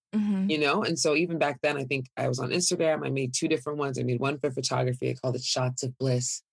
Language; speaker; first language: English; early bilingual, other home language; Yoruba